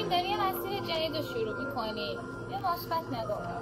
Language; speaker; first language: Persian; native; Persian